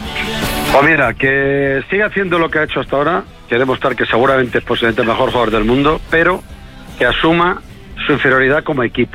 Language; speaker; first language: Spanish; native; Spanish